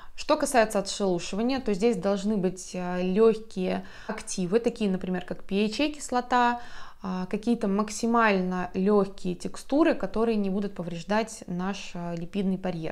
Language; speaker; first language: Russian; native; Russian